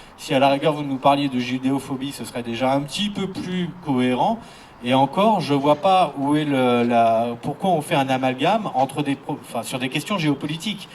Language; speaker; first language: French; native; French